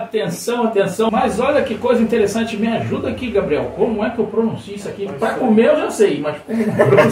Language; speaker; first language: Portuguese; native; Portuguese